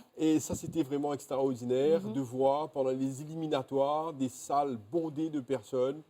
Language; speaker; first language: French; non-native, local second language; Morisyen